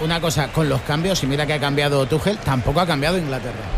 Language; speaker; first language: Spanish; native; Spanish